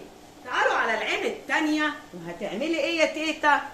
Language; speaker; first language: Arabic; native; Arabic